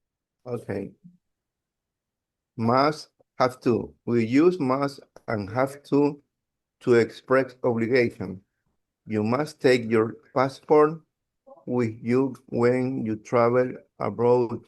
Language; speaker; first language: English; non-native, learner; Spanish